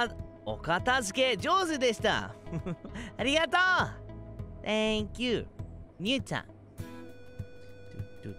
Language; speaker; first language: Japanese; non-native, learner; English